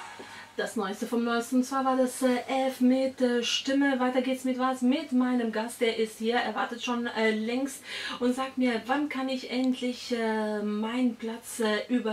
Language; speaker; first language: German; non-native, fluent; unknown